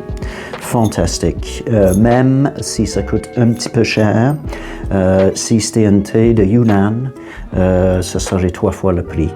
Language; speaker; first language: French; non-native, fluent; English